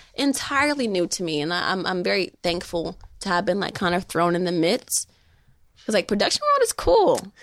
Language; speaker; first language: English; native; English